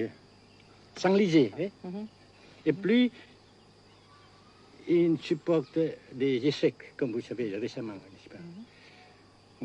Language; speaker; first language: French; non-native, fluent; Vietnamese